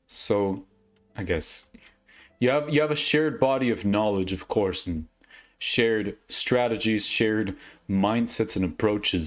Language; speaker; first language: English; native; English